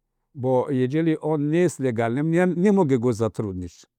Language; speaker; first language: Polish; non-native, fluent; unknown